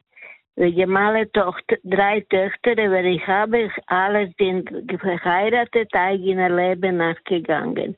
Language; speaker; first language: German; non-native, learner; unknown